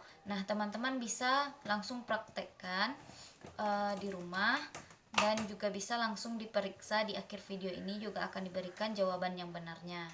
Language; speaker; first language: Indonesian; native; Indonesian